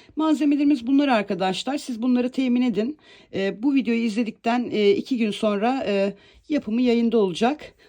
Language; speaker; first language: Turkish; native; Turkish